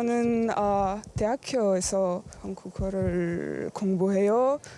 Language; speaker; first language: Korean; non-native, learner; French